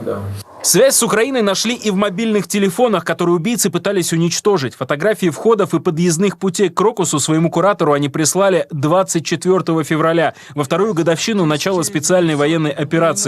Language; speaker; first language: Russian; native; Russian